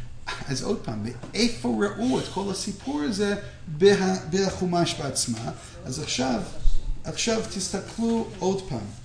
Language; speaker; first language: Hebrew; non-native, fluent; English